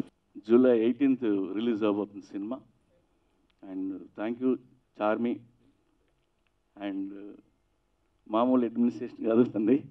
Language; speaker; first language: Telugu; native; Telugu